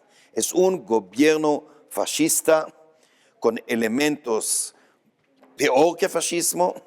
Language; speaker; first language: Spanish; non-native, fluent; Hebrew